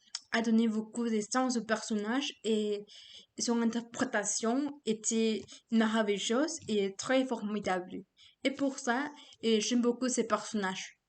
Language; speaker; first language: French; non-native, learner; Spanish